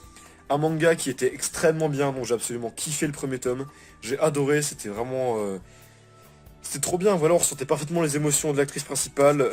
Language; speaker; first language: French; native; French